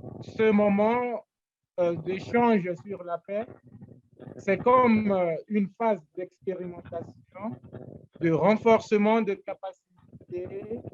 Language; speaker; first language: French; non-native, local second language; Rundi